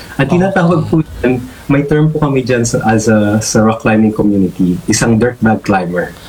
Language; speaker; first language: Filipino; native; Filipino